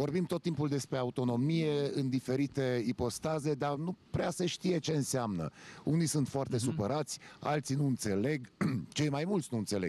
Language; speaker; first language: Romanian; native; Romanian